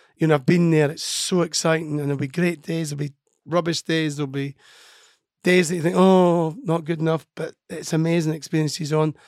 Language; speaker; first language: English; native; English